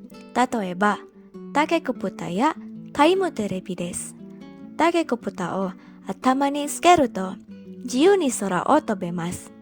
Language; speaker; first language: Japanese; non-native, learner; Indonesian